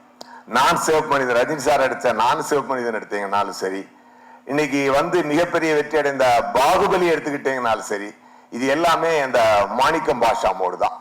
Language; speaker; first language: Tamil; native; Tamil